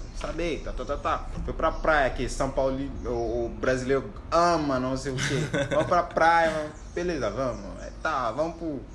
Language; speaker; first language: Portuguese; non-native, fluent; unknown